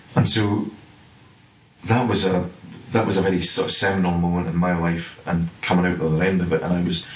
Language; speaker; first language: English; native; English